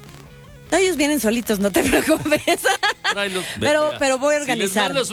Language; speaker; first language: Spanish; native; Spanish